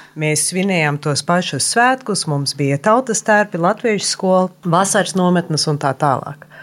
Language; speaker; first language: Latvian; early bilingual, heritage; Latvian